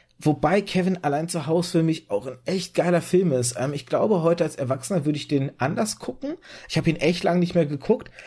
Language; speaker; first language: German; early bilingual, other home language; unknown